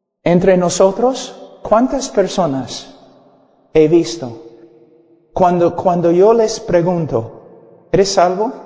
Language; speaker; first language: Spanish; non-native, fluent; English